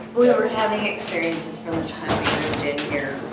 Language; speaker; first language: English; native; English